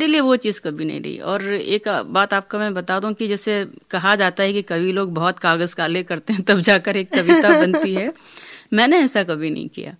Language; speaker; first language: Hindi; native; Hindi